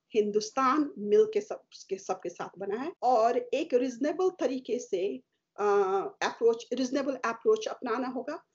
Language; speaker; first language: Hindi; native; Hindi